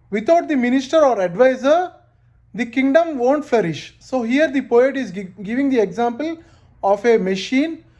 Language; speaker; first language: English; non-native, local second language; Telugu